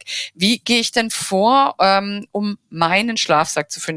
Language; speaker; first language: German; native; German